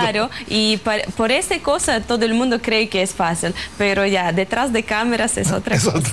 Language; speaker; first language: Spanish; non-native, fluent; Russian